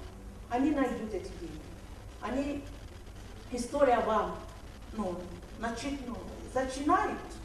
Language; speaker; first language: Russian; non-native, fluent; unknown